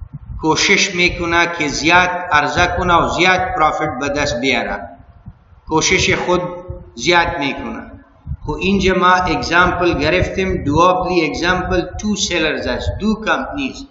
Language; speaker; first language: Persian; non-native, local second language; Pashto